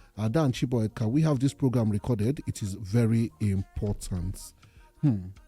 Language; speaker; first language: Nigerian Pidgin; native; Nigerian Pidgin